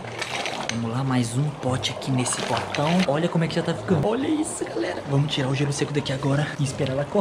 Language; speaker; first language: Portuguese; native; Portuguese